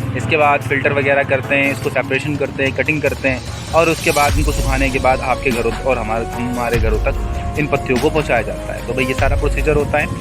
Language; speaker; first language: Hindi; native; Hindi